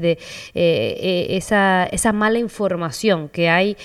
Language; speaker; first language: Spanish; native; Spanish